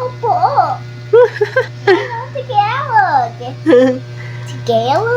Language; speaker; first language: Filipino; non-native, learner; English